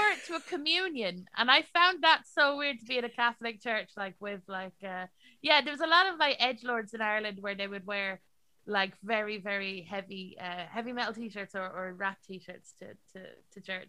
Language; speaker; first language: English; native; English